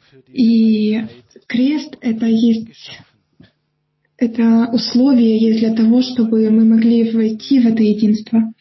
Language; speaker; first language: Russian; non-native, fluent; German